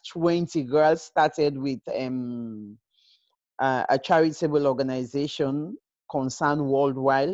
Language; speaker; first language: English; non-native, local second language; Krio